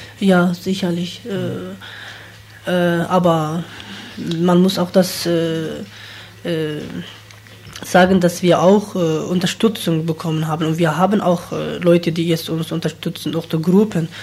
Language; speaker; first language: German; non-native, learner; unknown